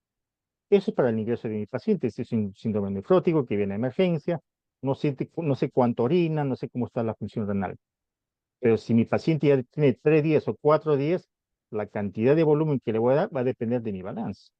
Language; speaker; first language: Spanish; native; Spanish